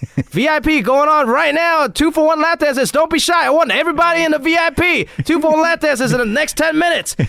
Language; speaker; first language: English; non-native, local second language; Chinese